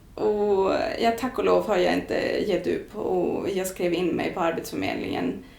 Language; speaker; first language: Swedish; non-native, fluent; Greek